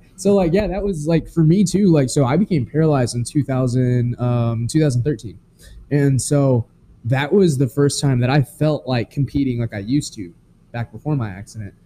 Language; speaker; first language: English; native; English